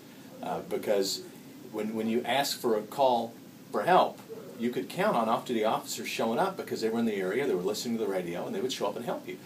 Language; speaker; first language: English; native; English